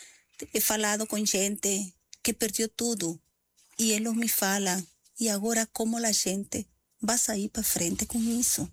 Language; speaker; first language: Portuguese; non-native, learner; Spanish